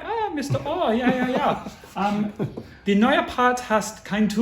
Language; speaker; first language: German; non-native, learner; English